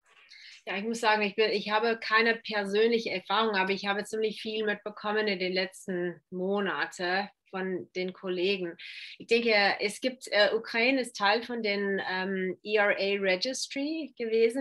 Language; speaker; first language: German; non-native, fluent; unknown